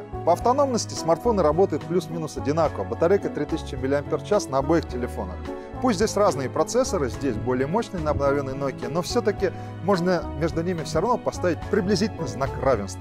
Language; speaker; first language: Russian; native; Russian